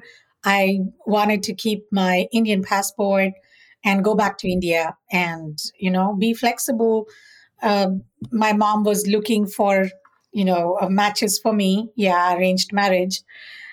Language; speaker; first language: English; non-native, local second language; Tamil